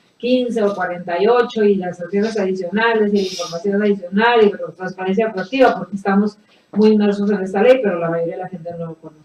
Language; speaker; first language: Spanish; native; Spanish